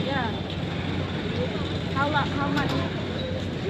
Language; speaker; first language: English; non-native, learner; Thai